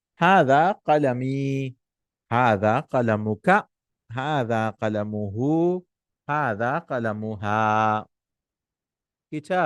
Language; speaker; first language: Arabic; non-native, fluent; Urdu